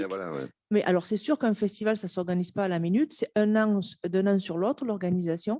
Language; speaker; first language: French; native; French